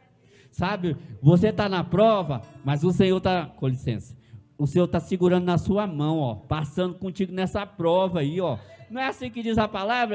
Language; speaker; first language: Portuguese; native; Portuguese